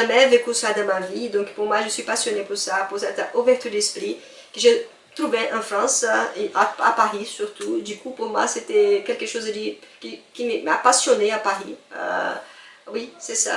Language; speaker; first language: French; non-native, fluent; Portuguese